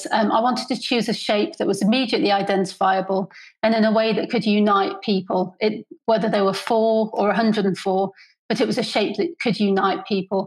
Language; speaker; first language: English; native; English